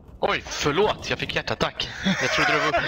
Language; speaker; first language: Swedish; native; Swedish